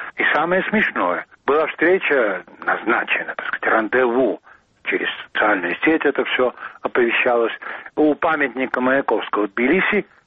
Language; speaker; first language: Russian; non-native, local second language; Georgian